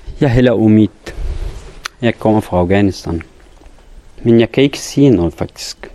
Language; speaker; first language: Danish; non-native, learner; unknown